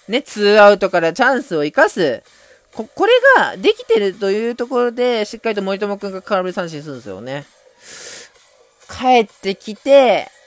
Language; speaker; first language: Japanese; native; Japanese